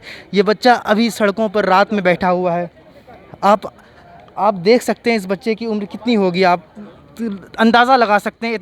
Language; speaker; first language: Hindi; native; Hindi